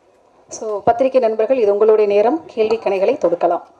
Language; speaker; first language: Tamil; native; Tamil